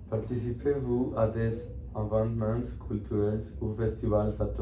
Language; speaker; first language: French; non-native, learner; Spanish